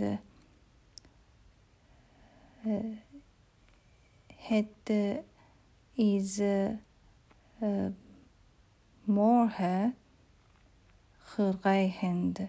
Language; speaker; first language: Dutch; non-native, learner; Arabic